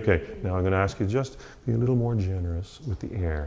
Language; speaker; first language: English; native; English